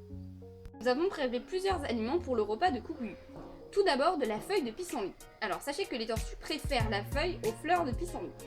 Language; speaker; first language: French; native; French